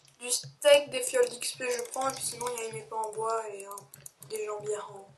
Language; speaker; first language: French; native; French